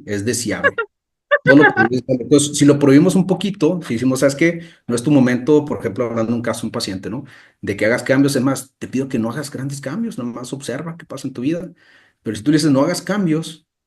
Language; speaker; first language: Spanish; native; Spanish